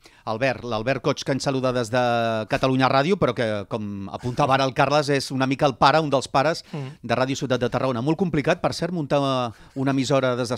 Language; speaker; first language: Catalan; native; Catalan